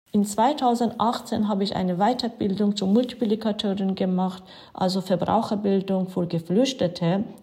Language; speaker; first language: German; non-native, fluent; Persian